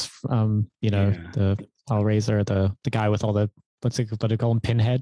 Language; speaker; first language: English; native; English